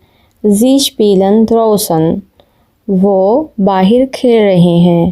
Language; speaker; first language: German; non-native, fluent; Urdu